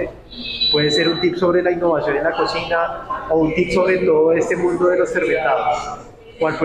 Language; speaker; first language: Spanish; native; Spanish